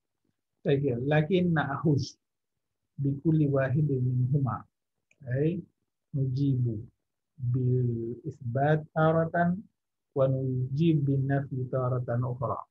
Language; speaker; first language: Arabic; non-native, fluent; Indonesian